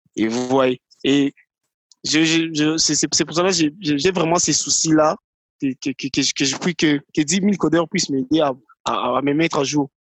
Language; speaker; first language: French; non-native, local second language; Lingala